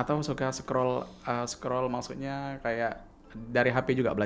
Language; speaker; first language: Indonesian; native; Indonesian